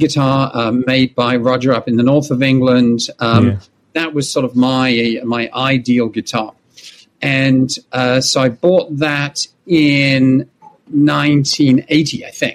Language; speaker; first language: English; native; English